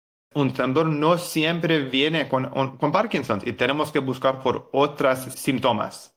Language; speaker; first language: Spanish; non-native, learner; English